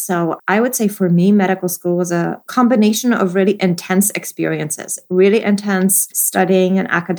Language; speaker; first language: English; non-native, fluent; Polish